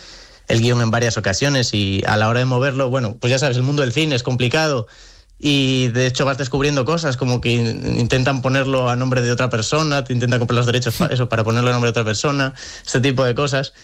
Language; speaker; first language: Spanish; native; Spanish